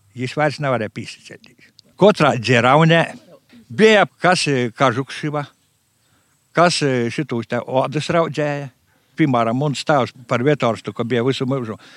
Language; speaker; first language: Latvian; native; Latvian